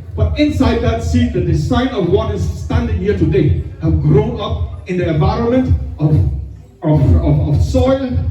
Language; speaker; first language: English; non-native, fluent; Danish